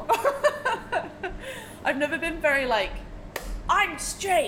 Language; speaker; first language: English; native; English